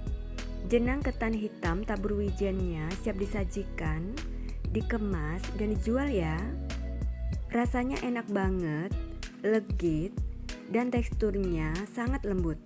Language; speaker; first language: Indonesian; native; Indonesian